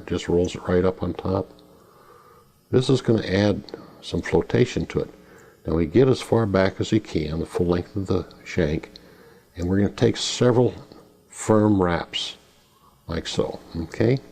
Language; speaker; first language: English; native; English